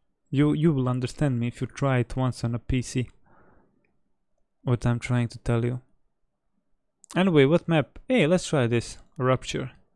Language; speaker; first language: English; non-native, fluent; Bosnian